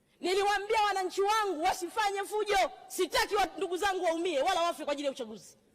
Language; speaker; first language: Swahili; native; Swahili